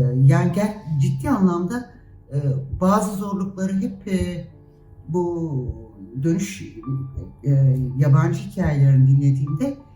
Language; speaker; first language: Turkish; native; Turkish